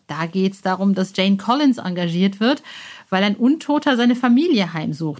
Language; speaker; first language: German; native; German